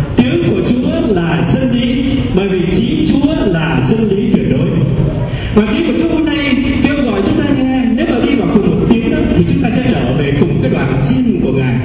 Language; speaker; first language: Vietnamese; native; Vietnamese